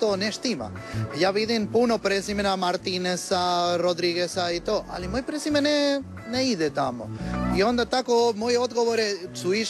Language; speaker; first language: Croatian; non-native, learner; Spanish